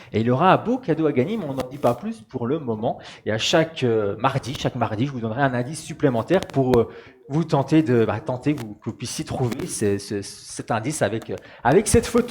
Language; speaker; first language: French; native; French